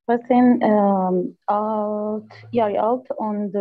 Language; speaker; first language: German; non-native, learner; Arabic